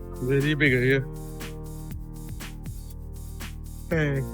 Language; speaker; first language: English; non-native, local second language; Chinese